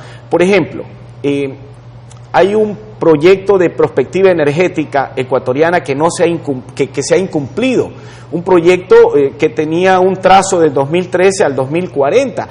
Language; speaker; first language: Spanish; native; Spanish